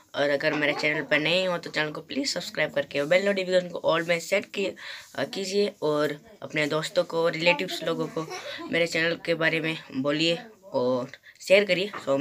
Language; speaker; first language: Hindi; non-native, local second language; Odia